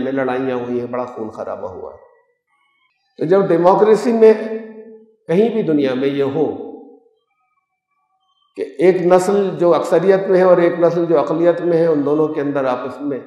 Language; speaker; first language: Urdu; native; Urdu